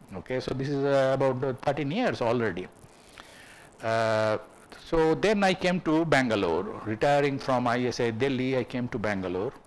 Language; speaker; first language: English; non-native, local second language; Bangla